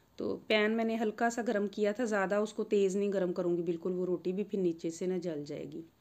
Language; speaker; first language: Urdu; non-native, local second language; Punjabi